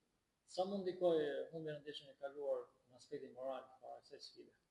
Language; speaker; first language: Albanian; native; Albanian